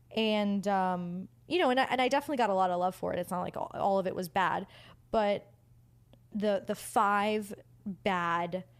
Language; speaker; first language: English; native; English